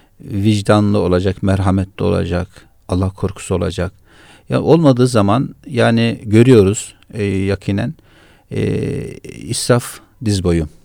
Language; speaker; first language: Turkish; native; Turkish